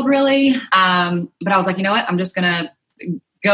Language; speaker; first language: English; native; English